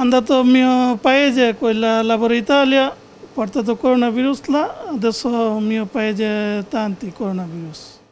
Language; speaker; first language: Italian; non-native, learner; Bangla